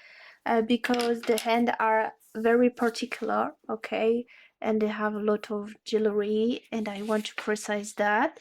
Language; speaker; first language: English; non-native, learner; French